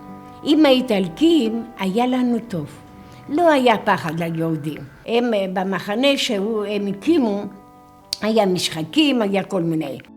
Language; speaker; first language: Hebrew; non-native, fluent; Greek